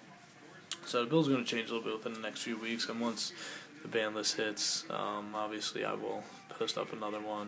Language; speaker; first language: English; native; English